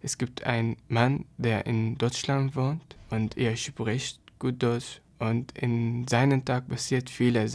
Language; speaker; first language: German; non-native, learner; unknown